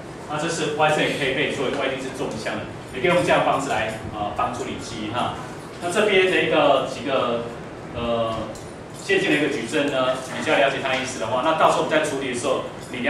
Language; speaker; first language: Chinese; native; Chinese